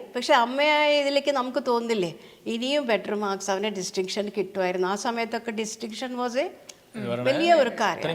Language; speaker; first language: Malayalam; non-native, local second language; Tulu